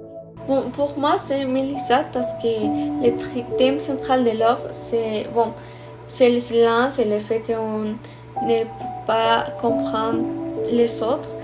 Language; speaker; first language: French; non-native, fluent; Spanish